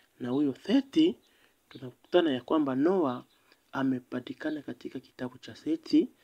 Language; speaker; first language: Swahili; native; Swahili